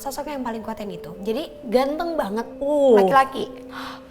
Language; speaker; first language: Indonesian; native; Indonesian